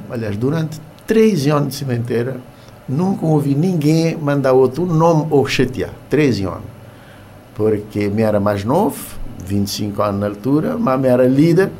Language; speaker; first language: Portuguese; non-native, local second language; Kabuverdianu